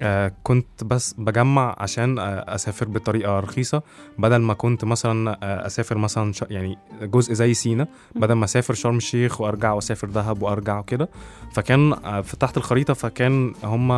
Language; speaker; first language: Arabic; native; Arabic